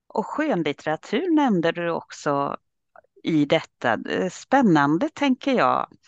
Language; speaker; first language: Swedish; early bilingual, other home language; Finnish